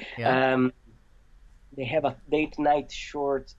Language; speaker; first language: English; non-native, fluent; Italian